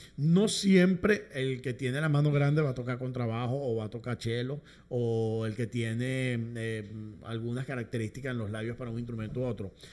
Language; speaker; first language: Spanish; native; Spanish